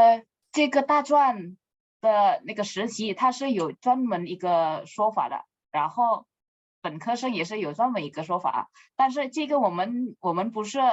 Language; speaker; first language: Chinese; non-native, fluent; Indonesian